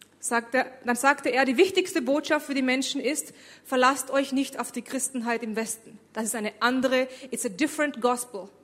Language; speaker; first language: German; early bilingual, other home language; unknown